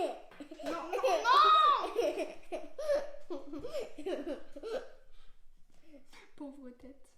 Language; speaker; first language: French; native; French